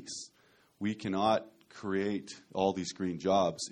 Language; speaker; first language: English; native; English